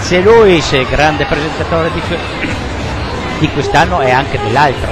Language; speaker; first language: Italian; native; Italian